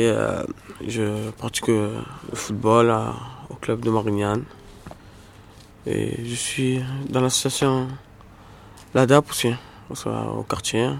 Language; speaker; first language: French; native; French